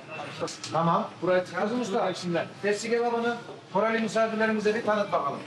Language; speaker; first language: Turkish; native; Turkish